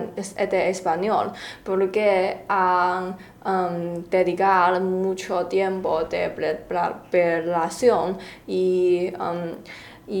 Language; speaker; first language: Spanish; non-native, learner; Chinese